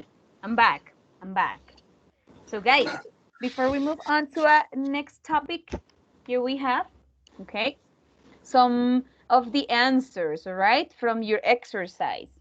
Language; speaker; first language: English; non-native, fluent; Spanish